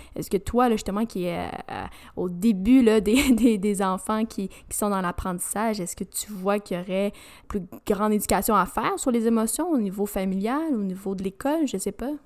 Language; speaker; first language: French; native; French